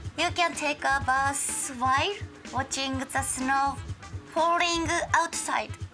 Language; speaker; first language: English; non-native, learner; Japanese